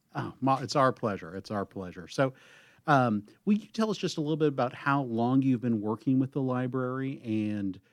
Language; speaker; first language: English; native; English